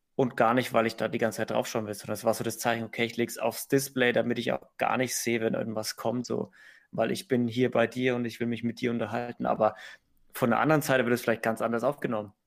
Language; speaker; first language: German; native; German